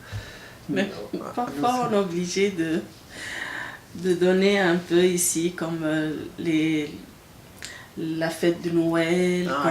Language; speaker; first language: French; non-native, local second language; Arabic